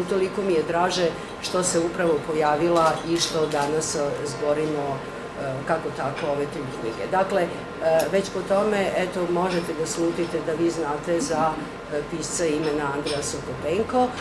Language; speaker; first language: Serbian; native; Serbian